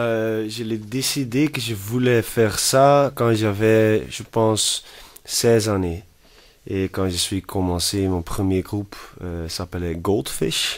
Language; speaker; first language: French; non-native, fluent; Dutch